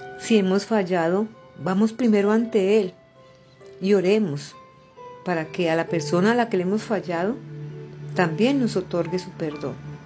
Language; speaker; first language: Spanish; native; Spanish